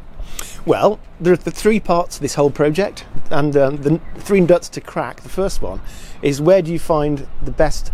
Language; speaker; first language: English; native; English